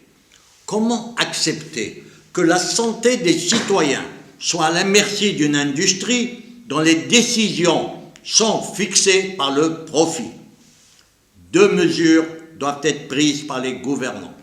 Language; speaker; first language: French; native; French